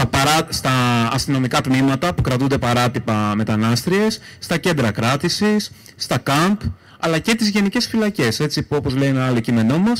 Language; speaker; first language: Greek; native; Greek